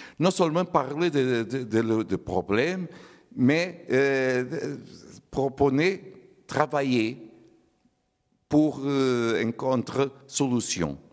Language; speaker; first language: French; non-native, learner; Portuguese